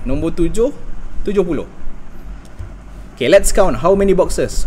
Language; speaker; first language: English; non-native, local second language; Malay